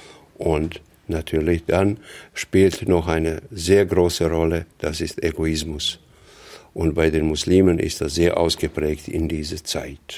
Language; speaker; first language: German; non-native, fluent; Bosnian